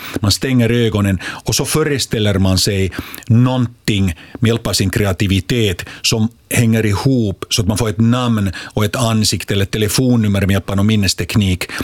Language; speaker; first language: Swedish; native; Swedish